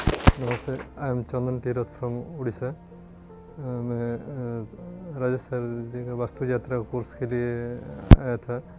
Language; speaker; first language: Hindi; non-native, local second language; Odia